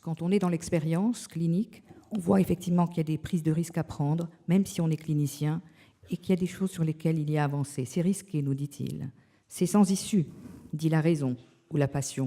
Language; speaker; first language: French; native; French